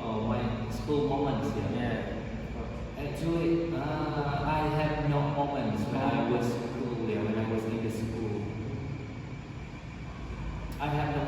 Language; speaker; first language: English; non-native, learner; Indonesian